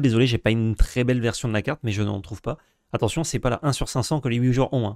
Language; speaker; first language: French; native; French